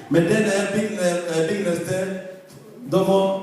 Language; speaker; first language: Swedish; non-native, fluent; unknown